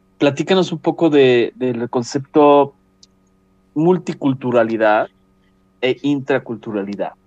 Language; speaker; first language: Spanish; native; Spanish